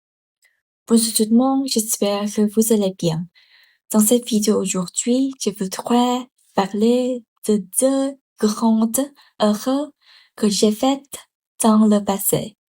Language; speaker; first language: French; non-native, learner; Vietnamese